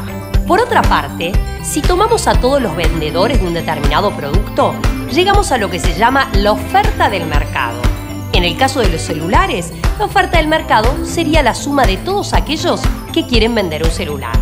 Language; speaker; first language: Spanish; native; Spanish